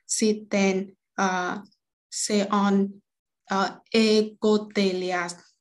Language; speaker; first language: Finnish; non-native, learner; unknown